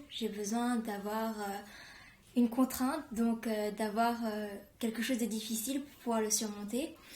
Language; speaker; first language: French; early bilingual, other home language; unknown